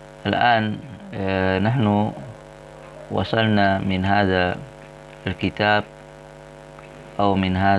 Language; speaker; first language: Arabic; non-native, fluent; Indonesian